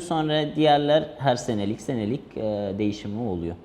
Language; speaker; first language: Turkish; non-native, fluent; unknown